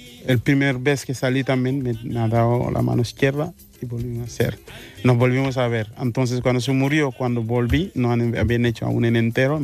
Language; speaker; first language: Spanish; non-native, fluent; Mandingo